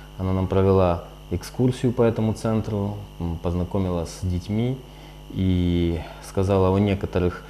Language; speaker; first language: Russian; native; Russian